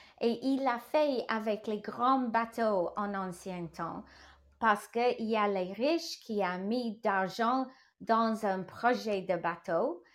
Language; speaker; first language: French; non-native, learner; English